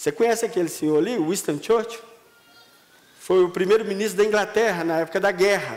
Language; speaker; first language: Portuguese; native; Portuguese